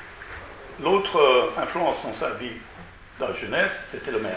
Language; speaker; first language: French; non-native, fluent; Italian